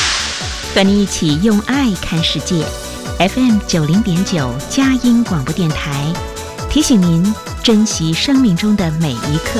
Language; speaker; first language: Chinese; native; Chinese